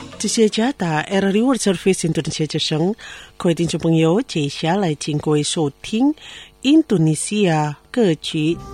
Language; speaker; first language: Chinese; early bilingual, heritage; Chinese